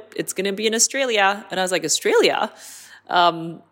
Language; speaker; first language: English; non-native, local second language; Cantonese